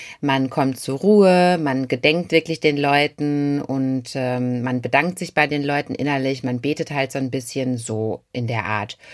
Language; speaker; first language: German; native; German